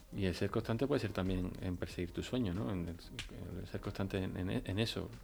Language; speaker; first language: Spanish; native; Spanish